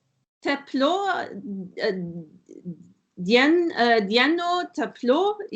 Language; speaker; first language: Russian; non-native, learner; German